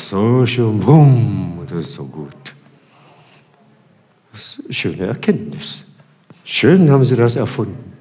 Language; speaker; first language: German; non-native, fluent; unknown